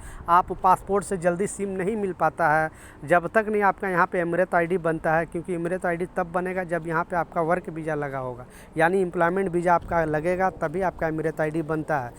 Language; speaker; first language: Hindi; native; Hindi